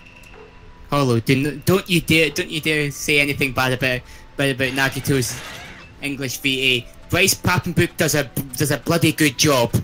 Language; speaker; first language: English; native; English